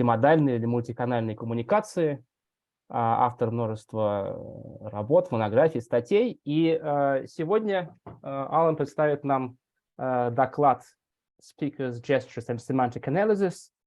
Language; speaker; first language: Russian; native; Russian